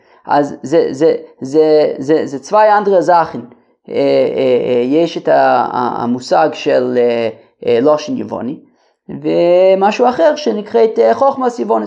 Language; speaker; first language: Hebrew; non-native, fluent; English